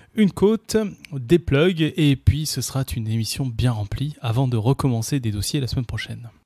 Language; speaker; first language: French; native; French